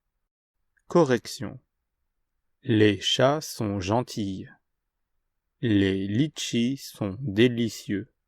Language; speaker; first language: French; non-native, fluent; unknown